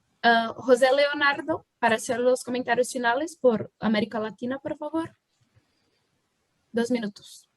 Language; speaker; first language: Spanish; non-native, fluent; Portuguese